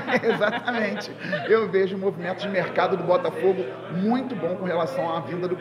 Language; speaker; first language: Portuguese; native; Portuguese